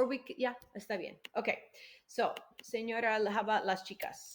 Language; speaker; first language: Spanish; non-native, fluent; English